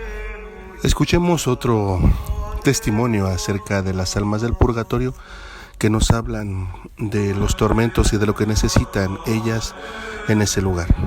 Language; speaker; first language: Spanish; native; Spanish